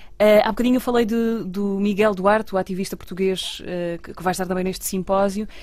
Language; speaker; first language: Portuguese; native; Portuguese